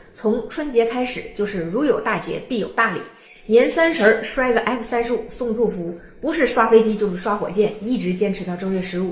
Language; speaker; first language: Chinese; native; Chinese